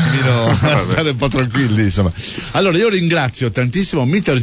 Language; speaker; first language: Italian; native; Italian